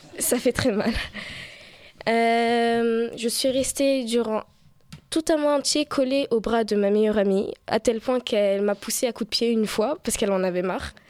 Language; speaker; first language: French; early bilingual, other home language; Portuguese